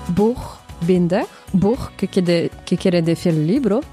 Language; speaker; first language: Spanish; non-native, fluent; French